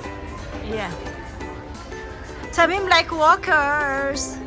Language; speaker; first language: English; non-native, local second language; Filipino